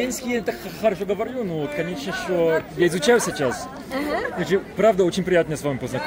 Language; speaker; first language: Russian; non-native, learner; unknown